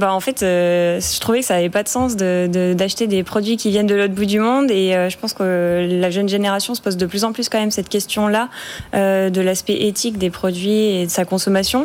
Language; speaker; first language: French; native; French